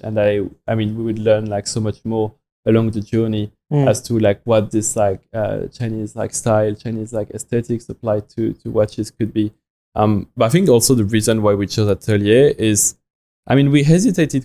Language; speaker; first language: English; non-native, fluent; French